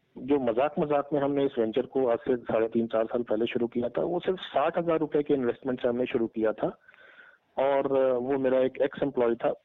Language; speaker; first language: Hindi; native; Hindi